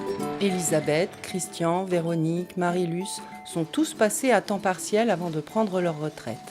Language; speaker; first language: French; native; French